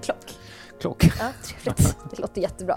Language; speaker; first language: Swedish; native; Swedish